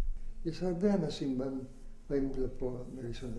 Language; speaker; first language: Hebrew; non-native, fluent; Italian